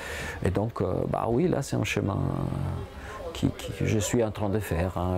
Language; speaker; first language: French; non-native, fluent; Italian